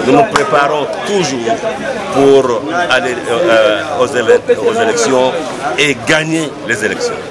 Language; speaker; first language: French; non-native, local second language; Swahili